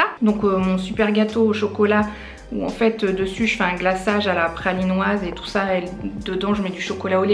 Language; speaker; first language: French; native; French